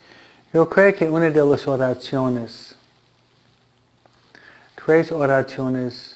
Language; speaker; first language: Spanish; non-native, fluent; Italian